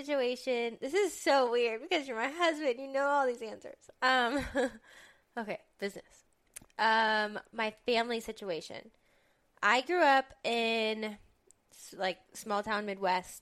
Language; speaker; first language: English; native; English